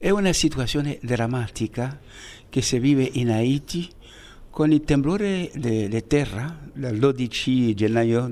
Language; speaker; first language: Italian; non-native, fluent; Haitian Creole